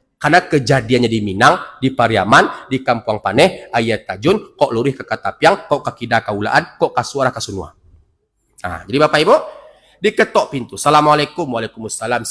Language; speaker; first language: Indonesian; non-native, local second language; Minangkabau